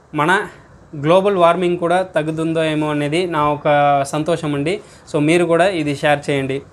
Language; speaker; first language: Telugu; non-native, learner; Tamil